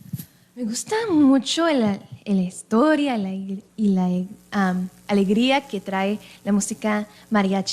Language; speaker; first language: Spanish; early bilingual, other home language; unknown